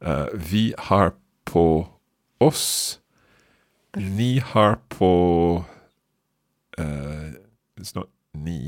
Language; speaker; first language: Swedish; non-native, learner; English